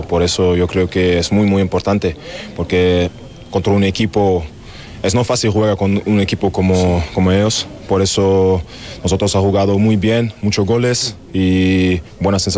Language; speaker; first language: Spanish; non-native, fluent; German